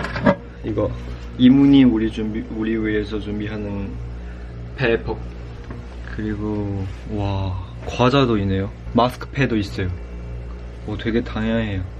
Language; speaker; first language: Korean; non-native, fluent; Chinese